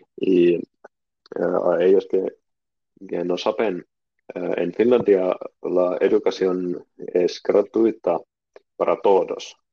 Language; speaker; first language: Spanish; non-native, learner; Finnish